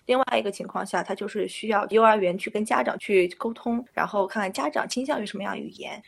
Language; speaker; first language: Chinese; native; Chinese